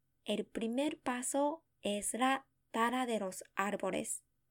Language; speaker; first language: Spanish; non-native, fluent; Japanese